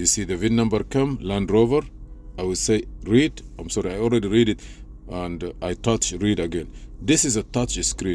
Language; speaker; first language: English; non-native, fluent; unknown